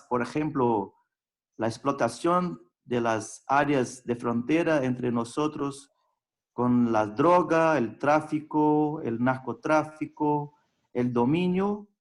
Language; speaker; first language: Spanish; non-native, fluent; Portuguese